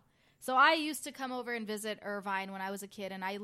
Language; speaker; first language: English; native; English